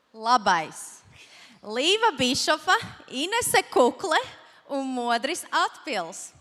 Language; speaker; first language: Latvian; native; Latvian